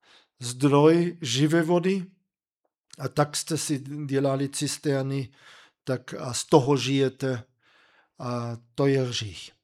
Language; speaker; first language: Czech; non-native, fluent; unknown